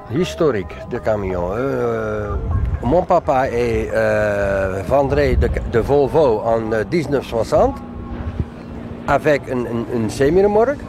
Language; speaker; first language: French; non-native, learner; Dutch